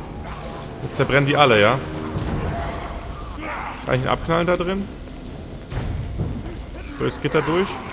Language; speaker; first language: German; native; German